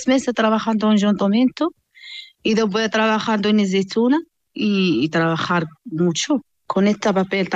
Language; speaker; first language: Spanish; non-native, learner; Arabic